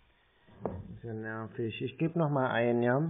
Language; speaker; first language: German; native; German